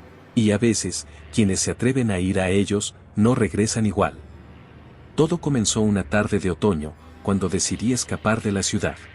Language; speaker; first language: Spanish; native; Spanish